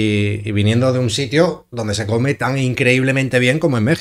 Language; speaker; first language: Spanish; native; Spanish